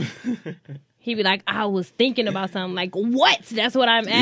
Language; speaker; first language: English; native; English